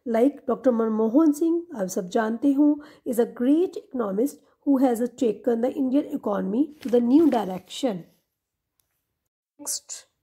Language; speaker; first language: Hindi; non-native, local second language; Punjabi